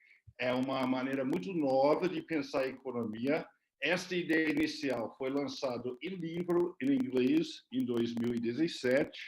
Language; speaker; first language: Portuguese; non-native, fluent; English